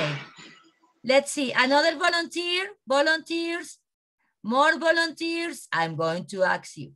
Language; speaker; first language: English; non-native, learner; Spanish